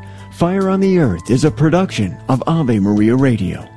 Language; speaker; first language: English; native; English